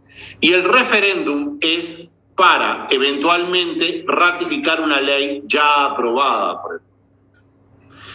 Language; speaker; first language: Spanish; native; Spanish